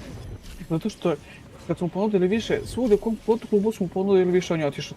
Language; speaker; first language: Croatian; non-native, learner; Macedonian